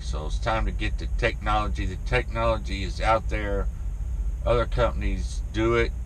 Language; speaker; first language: English; native; English